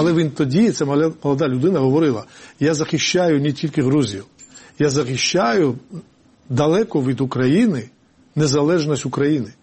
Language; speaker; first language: Ukrainian; non-native, fluent; Georgian